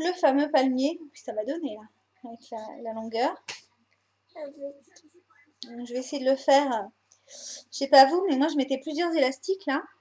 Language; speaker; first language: French; native; French